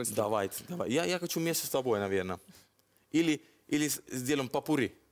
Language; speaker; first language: Russian; non-native, fluent; Italian